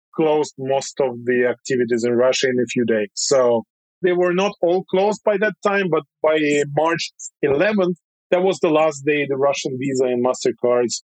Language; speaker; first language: English; non-native, fluent; Russian